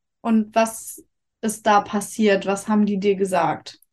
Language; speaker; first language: German; native; German